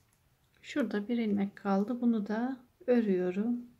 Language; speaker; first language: Turkish; native; Turkish